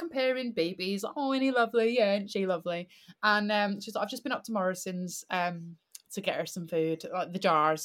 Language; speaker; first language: English; native; English